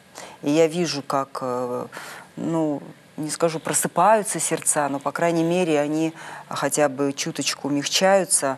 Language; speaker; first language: Russian; native; Russian